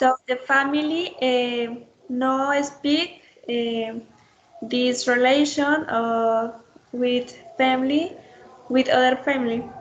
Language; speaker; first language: English; non-native, learner; Spanish